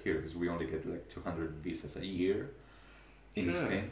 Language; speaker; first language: English; non-native, fluent; Spanish